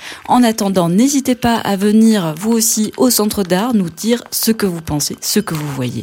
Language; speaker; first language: French; native; French